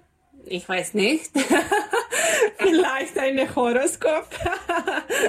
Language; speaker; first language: German; non-native, learner; Serbian